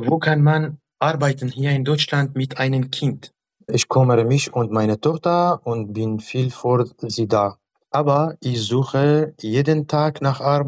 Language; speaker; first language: German; non-native, learner; Arabic